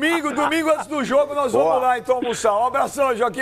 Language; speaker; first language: Portuguese; native; Portuguese